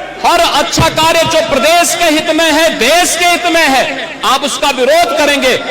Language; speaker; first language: Hindi; native; Hindi